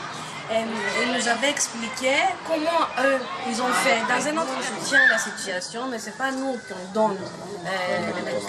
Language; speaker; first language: French; non-native, fluent; Greek